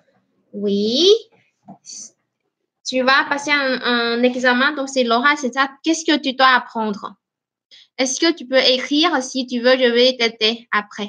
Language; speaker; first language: French; non-native, fluent; Chinese